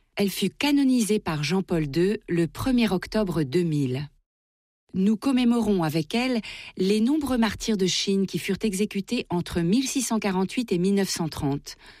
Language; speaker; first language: French; native; French